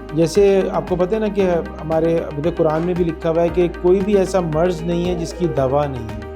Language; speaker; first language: Urdu; native; Urdu